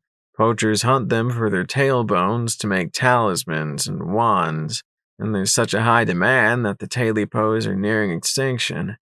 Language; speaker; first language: English; native; English